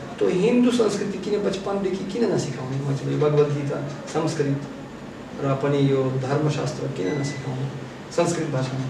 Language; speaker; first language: Nepali; non-native, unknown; Russian